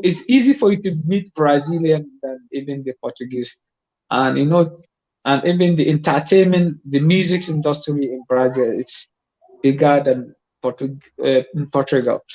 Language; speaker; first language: English; non-native, fluent; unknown